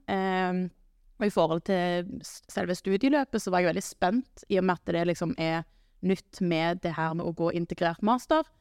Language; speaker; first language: Norwegian; native; Norwegian